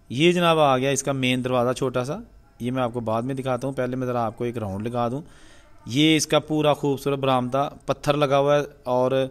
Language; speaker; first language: Urdu; non-native, local second language; Punjabi